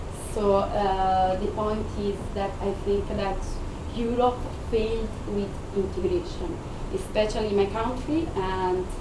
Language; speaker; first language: English; non-native, fluent; Italian